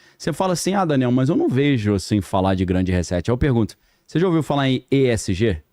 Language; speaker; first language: Portuguese; native; Portuguese